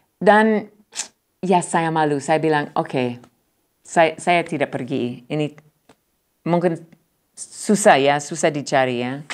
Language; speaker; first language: Indonesian; non-native, learner; English